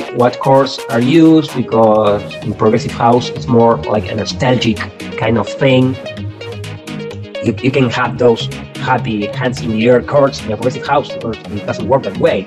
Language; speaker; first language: English; non-native, fluent; Spanish